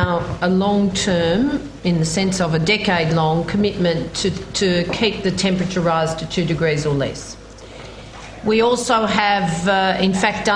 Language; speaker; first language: English; native; English